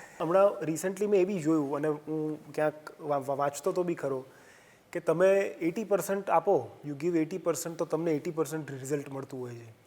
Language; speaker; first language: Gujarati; native; Gujarati